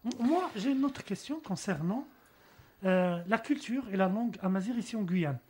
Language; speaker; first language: French; non-native, local second language; Arabic